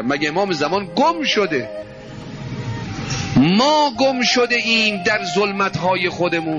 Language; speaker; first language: Persian; native; Persian